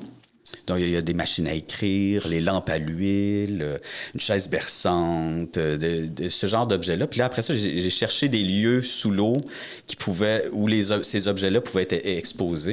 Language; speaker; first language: French; native; French